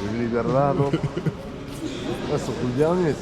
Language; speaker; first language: French; native; French